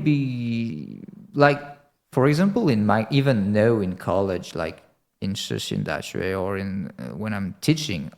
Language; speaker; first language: English; non-native, fluent; French